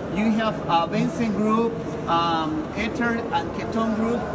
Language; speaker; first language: English; non-native, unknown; Spanish